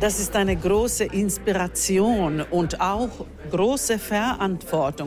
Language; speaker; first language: German; non-native, learner; Finnish